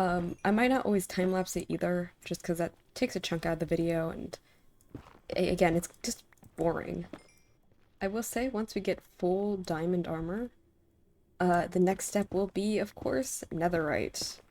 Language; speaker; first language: English; native; English